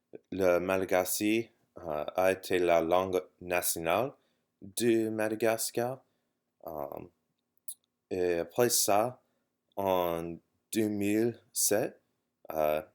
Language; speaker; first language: French; non-native, learner; English